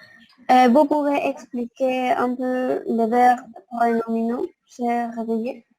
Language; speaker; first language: French; non-native, learner; Spanish